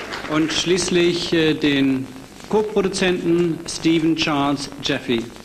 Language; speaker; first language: German; native; German